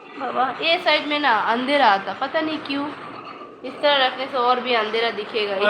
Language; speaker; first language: Hindi; non-native, local second language; Bangla